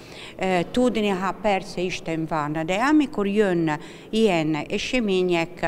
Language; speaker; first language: Hungarian; non-native, learner; Italian